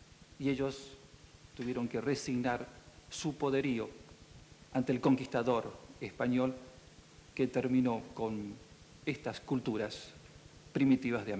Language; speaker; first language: Spanish; native; Spanish